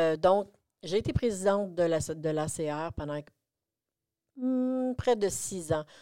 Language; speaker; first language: French; native; French